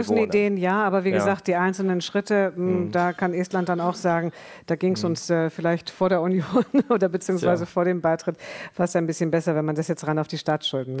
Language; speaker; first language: German; native; German